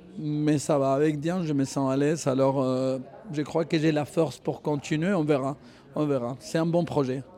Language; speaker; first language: French; non-native, fluent; Spanish